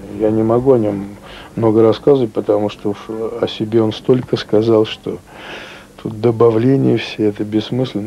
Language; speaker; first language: Russian; native; Russian